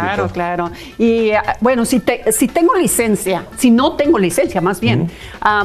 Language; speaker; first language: Spanish; native; Spanish